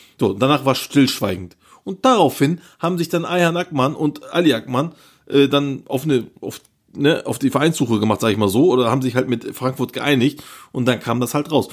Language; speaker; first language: German; early bilingual, other home language; Turkish